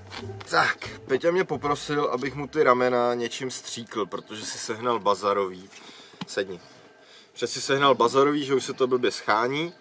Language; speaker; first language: Czech; native; Czech